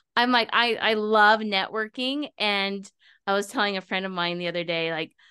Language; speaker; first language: English; native; English